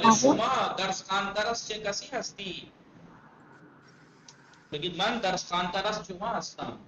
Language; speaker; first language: Persian; non-native, fluent; Urdu